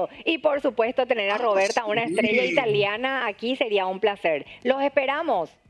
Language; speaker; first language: Spanish; native; Spanish